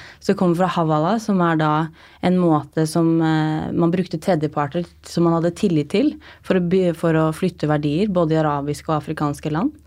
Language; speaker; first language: Norwegian; native; Norwegian